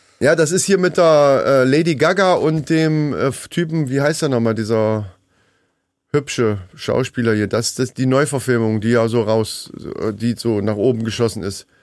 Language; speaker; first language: German; native; German